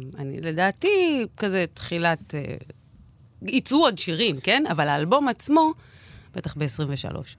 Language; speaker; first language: Hebrew; native; Hebrew